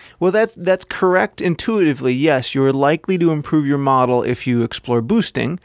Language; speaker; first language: English; native; English